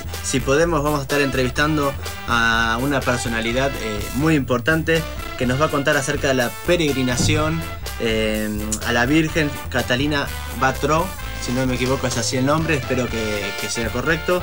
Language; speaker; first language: Spanish; native; Spanish